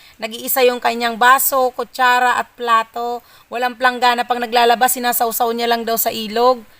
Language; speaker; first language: Filipino; non-native, local second language; Bikol